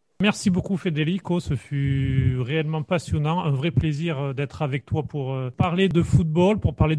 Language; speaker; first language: French; native; French